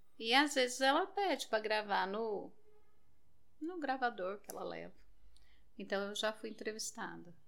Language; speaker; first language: Portuguese; native; Portuguese